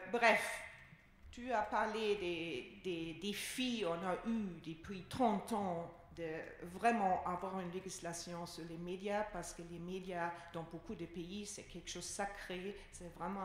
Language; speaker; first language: French; non-native, fluent; German